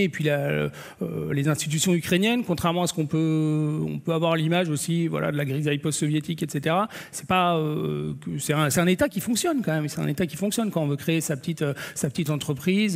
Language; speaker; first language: French; native; French